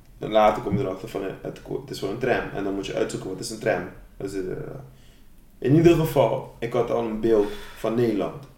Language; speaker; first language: Dutch; non-native, local second language; Papiamento